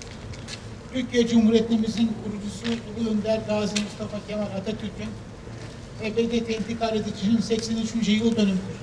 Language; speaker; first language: Turkish; native; Turkish